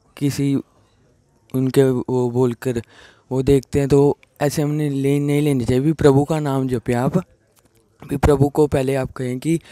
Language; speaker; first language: Hindi; native; Hindi